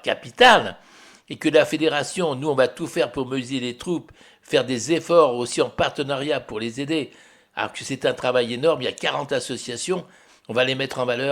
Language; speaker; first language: French; native; French